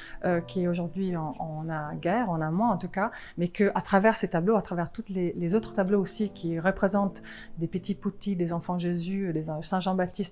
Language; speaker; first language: French; non-native, fluent; Italian